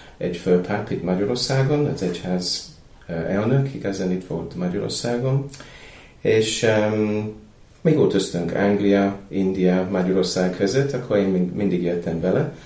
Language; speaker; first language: Hungarian; non-native, fluent; English